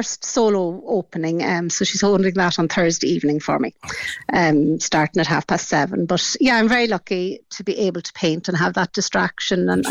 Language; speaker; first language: English; native; English